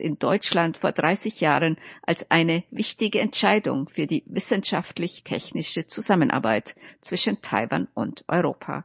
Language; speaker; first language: German; native; German